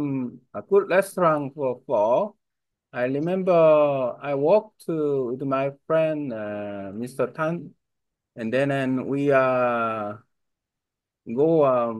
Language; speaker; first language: English; non-native, learner; Korean